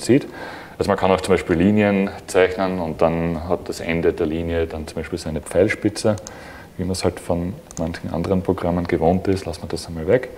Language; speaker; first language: German; native; German